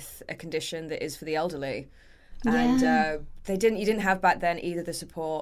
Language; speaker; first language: English; native; English